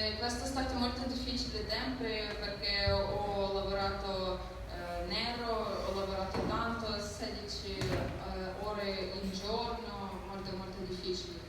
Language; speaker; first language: Italian; non-native, learner; Ukrainian